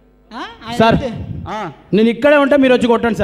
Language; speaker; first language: Telugu; non-native, learner; Hindi